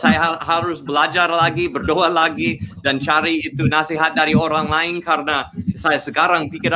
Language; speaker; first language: Indonesian; non-native, learner; English